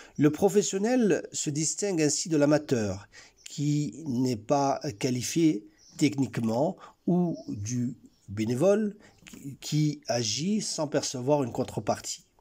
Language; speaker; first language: French; non-native, local second language; Arabic